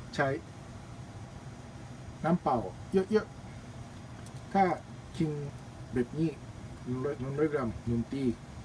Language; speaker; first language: Thai; non-native, learner; Japanese